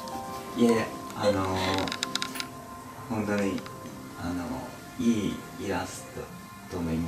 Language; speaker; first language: Japanese; non-native, learner; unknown